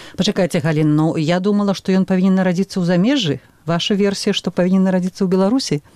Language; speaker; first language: Belarusian; native; Belarusian